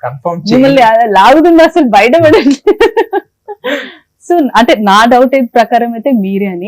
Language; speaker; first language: Telugu; native; Telugu